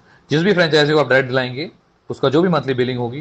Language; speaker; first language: Hindi; native; Hindi